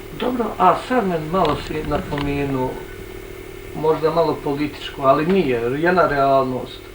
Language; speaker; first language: Bosnian; native; Bosnian